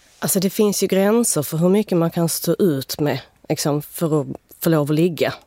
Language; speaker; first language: Swedish; native; Swedish